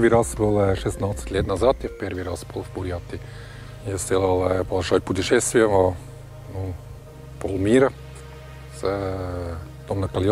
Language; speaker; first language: Russian; non-native, learner; German